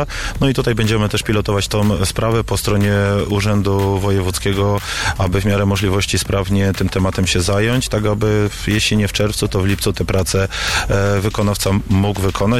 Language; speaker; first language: Polish; native; Polish